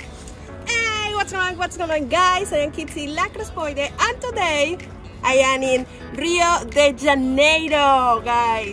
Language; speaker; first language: English; non-native, learner; Spanish